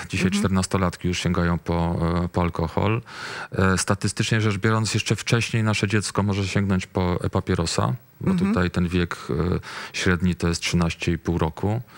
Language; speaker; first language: Polish; native; Polish